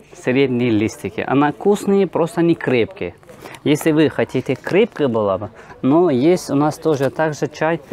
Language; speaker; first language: Russian; non-native, learner; Turkish